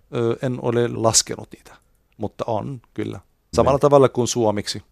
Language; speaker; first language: Finnish; non-native, fluent; Arabic